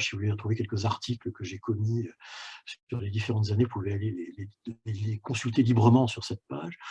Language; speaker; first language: French; native; French